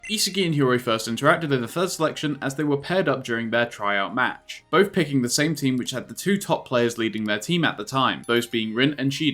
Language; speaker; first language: English; native; English